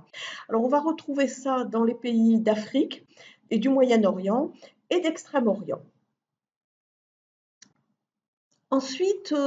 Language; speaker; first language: French; native; French